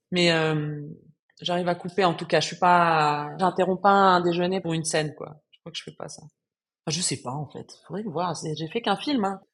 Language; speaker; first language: French; non-native, fluent; Spanish